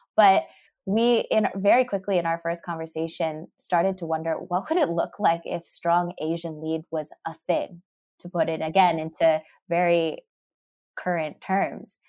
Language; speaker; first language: English; early bilingual, other home language; Japanese